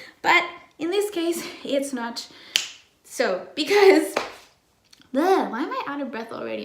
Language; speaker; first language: English; native; English